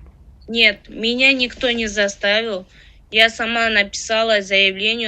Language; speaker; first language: Russian; non-native, learner; Tajik